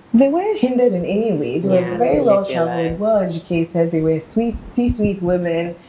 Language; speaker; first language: English; non-native, local second language; Ga